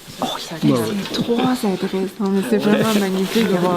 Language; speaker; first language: French; native; French